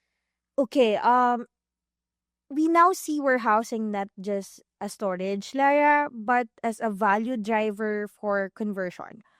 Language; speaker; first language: English; non-native, local second language; Filipino